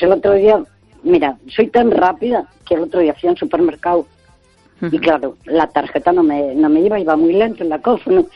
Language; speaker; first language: Spanish; native; Spanish